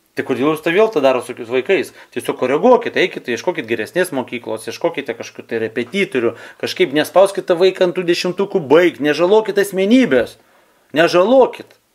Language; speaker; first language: Lithuanian; non-native, local second language; Russian